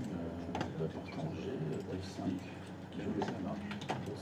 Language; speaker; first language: French; native; French